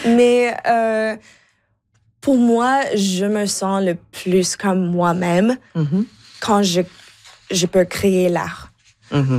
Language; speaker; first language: French; non-native, local second language; English